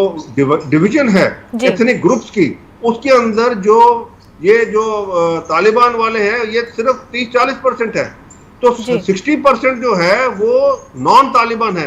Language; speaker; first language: Hindi; native; Hindi